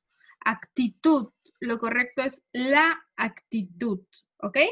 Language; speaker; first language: Spanish; non-native, fluent; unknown